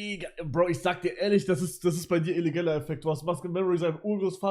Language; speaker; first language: German; native; German